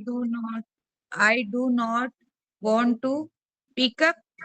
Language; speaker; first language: English; non-native, learner; Hindi